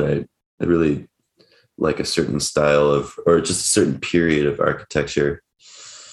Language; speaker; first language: English; native; English